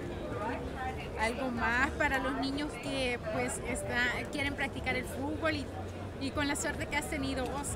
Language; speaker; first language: Spanish; native; Spanish